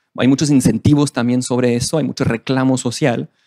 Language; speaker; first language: Spanish; non-native, fluent; French